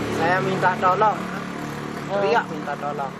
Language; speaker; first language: Indonesian; non-native, local second language; Sasak